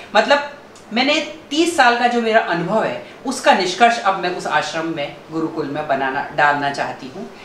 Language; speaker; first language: Hindi; non-native, local second language; Gujarati